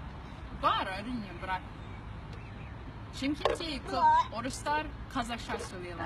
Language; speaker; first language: Kazakh; non-native, learner; English